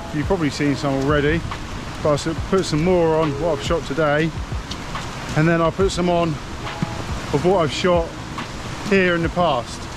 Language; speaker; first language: English; native; English